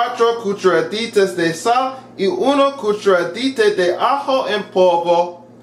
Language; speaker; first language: Spanish; non-native, learner; English